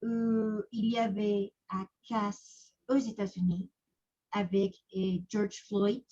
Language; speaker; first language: French; non-native, learner; Spanish